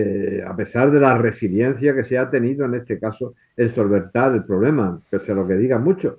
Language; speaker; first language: Spanish; native; Spanish